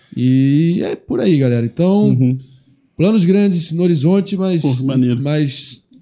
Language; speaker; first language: Portuguese; native; Portuguese